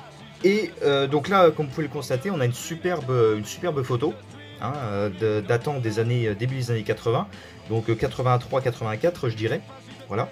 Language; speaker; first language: French; native; French